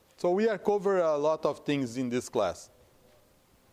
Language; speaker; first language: English; non-native, fluent; Portuguese